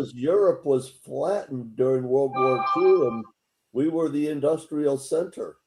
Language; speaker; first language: English; native; English